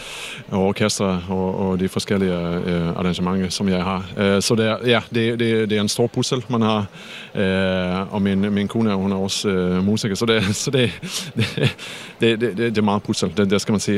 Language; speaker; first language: Danish; non-native, fluent; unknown